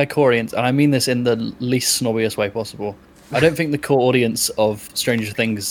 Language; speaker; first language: English; native; English